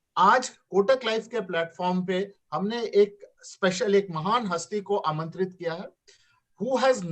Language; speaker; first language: Hindi; native; Hindi